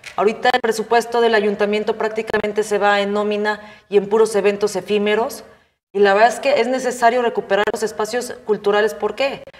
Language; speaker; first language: Spanish; native; Spanish